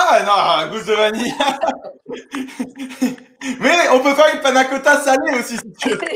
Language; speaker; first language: French; native; French